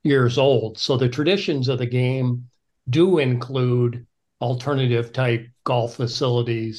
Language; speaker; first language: English; native; English